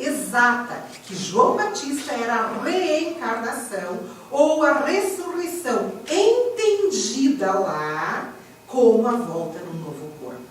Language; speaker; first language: Portuguese; native; Portuguese